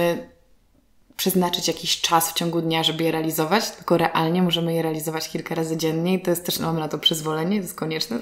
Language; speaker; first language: Polish; native; Polish